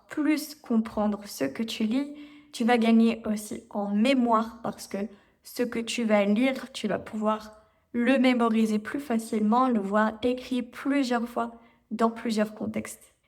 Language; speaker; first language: French; native; French